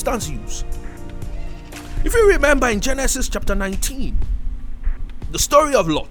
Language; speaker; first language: English; non-native, local second language; Yoruba